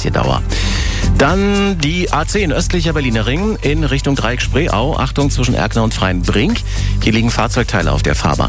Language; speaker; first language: German; native; German